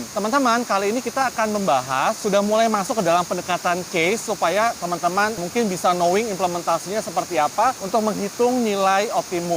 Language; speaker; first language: Indonesian; native; Indonesian